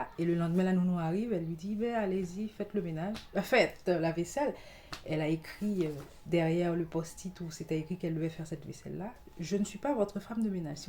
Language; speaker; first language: French; non-native, local second language; Haitian Creole